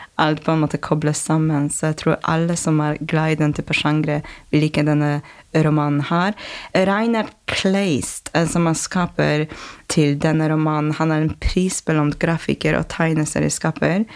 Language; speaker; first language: Norwegian; non-native, fluent; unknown